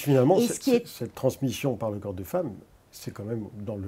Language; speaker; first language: French; native; French